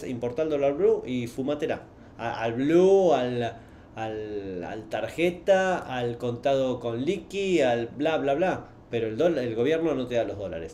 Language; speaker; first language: Spanish; native; Spanish